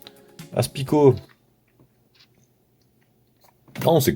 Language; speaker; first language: French; native; French